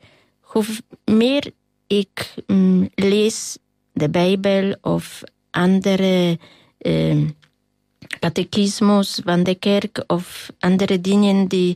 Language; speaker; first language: Dutch; non-native, learner; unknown